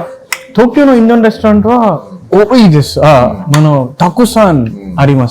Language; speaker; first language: Japanese; non-native, learner; Telugu